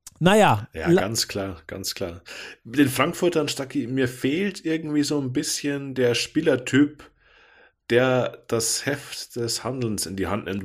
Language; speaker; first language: German; native; German